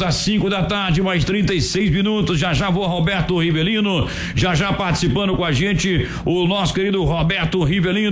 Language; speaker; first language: Portuguese; native; Portuguese